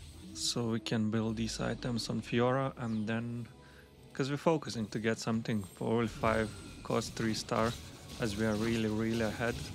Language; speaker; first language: English; non-native, fluent; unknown